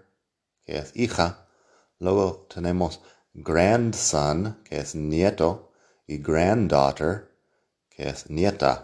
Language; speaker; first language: Spanish; non-native, fluent; English